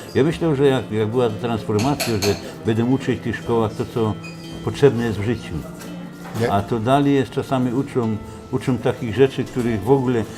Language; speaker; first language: Polish; native; Polish